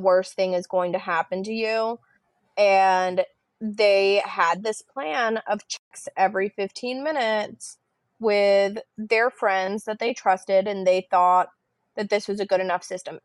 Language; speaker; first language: English; native; English